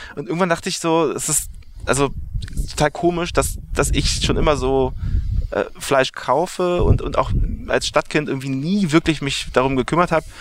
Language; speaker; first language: German; native; German